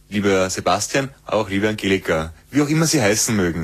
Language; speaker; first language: German; native; German